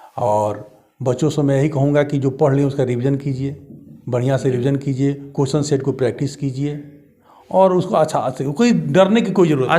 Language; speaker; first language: Hindi; native; Hindi